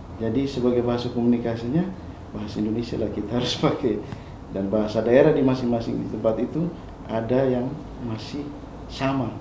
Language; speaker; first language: Indonesian; non-native, local second language; Tetum